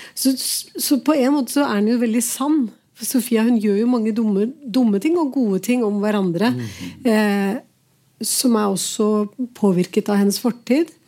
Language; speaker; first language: Norwegian; early bilingual, other home language; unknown